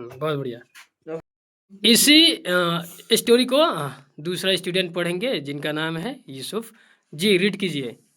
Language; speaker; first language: Hindi; native; Hindi